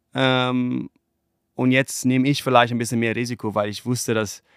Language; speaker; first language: German; non-native, fluent; English